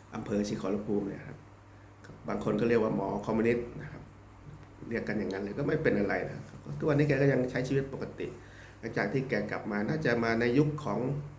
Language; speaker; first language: Thai; native; Thai